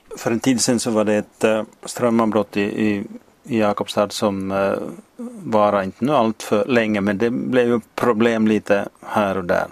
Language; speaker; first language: Swedish; native; Swedish